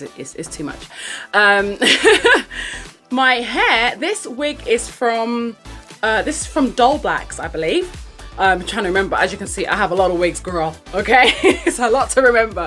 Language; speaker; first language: English; native; English